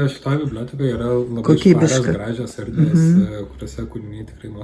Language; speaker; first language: Lithuanian; native; Lithuanian